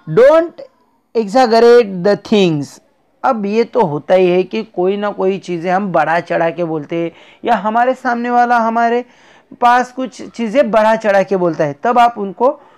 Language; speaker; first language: Hindi; non-native, local second language; Marathi